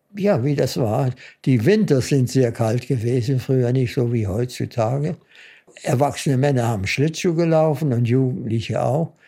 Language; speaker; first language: German; native; German